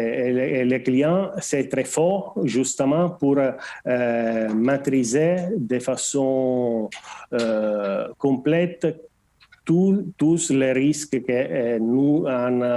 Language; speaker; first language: French; non-native, learner; Portuguese